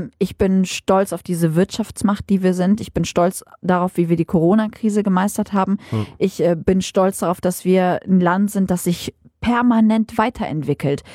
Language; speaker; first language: German; early bilingual, other home language; Arabic